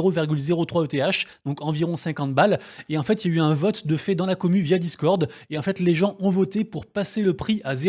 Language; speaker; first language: French; native; French